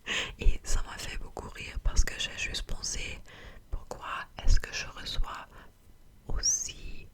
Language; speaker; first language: French; non-native, fluent; German